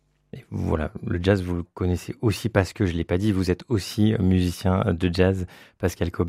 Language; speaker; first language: French; native; French